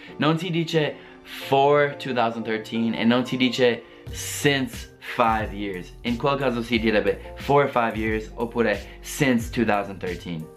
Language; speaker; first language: Italian; non-native, fluent; English